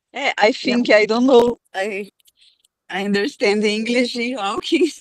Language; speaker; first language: English; non-native, learner; Portuguese